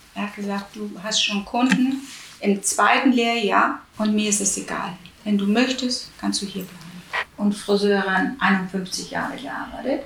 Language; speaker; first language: German; early bilingual, other home language; Italian